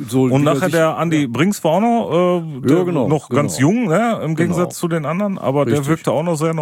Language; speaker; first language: German; native; German